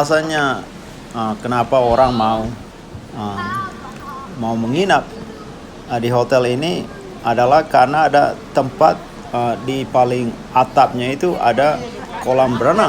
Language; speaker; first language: Indonesian; non-native, local second language; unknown